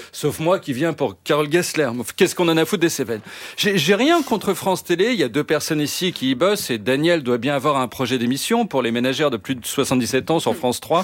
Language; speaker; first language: French; native; French